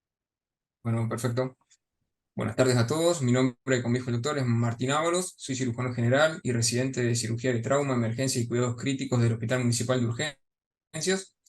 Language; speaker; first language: Spanish; native; Spanish